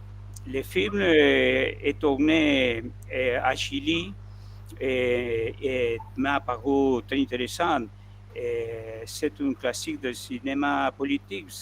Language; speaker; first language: French; non-native, fluent; Spanish